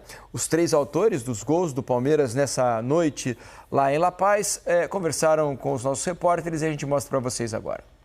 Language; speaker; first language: Portuguese; native; Portuguese